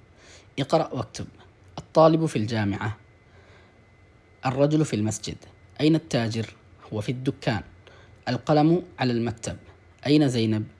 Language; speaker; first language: Arabic; non-native, fluent; Tamil